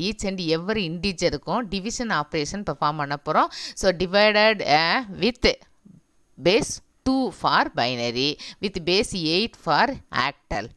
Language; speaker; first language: English; non-native, local second language; Tamil